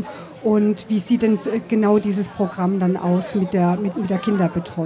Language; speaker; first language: German; early bilingual, other home language; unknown